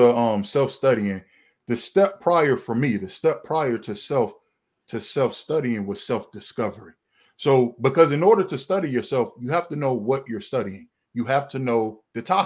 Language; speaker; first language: English; native; English